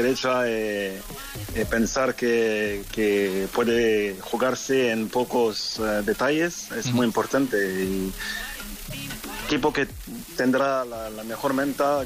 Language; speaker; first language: Spanish; non-native, learner; French